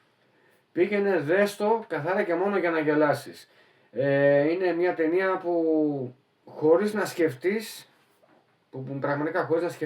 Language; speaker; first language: Greek; native; Greek